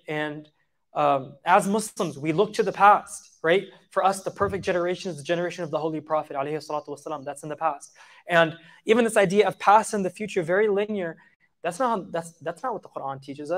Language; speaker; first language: English; native; English